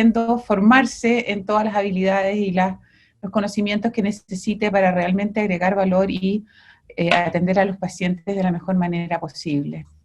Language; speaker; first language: Spanish; native; Spanish